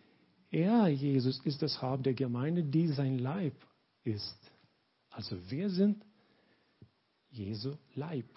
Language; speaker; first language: German; non-native, learner; Lithuanian